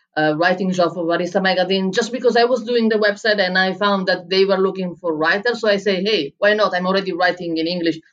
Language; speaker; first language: English; non-native, fluent; Italian